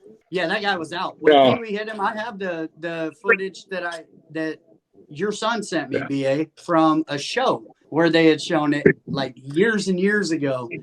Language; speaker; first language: English; native; English